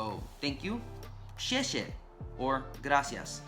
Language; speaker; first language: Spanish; non-native, learner; English